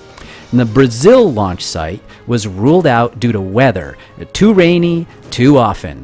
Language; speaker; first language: English; native; English